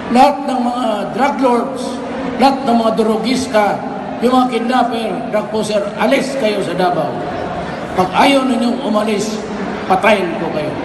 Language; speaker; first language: Filipino; non-native, local second language; Cebuano